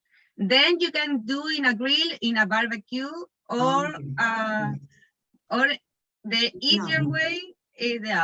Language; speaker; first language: English; non-native, learner; Spanish